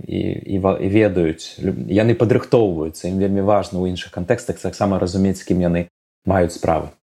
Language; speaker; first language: Belarusian; non-native, local second language; Russian